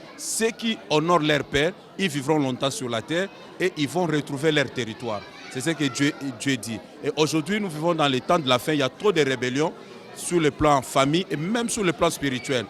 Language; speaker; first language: French; non-native, local second language; Lingala